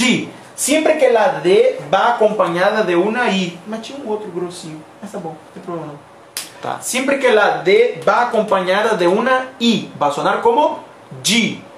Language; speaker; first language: Spanish; non-native, fluent; Portuguese